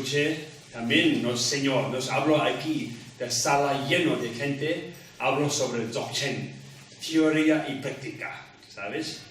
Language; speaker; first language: Spanish; non-native, learner; Tibetan